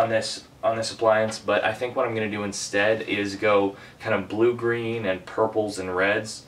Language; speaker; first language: English; native; English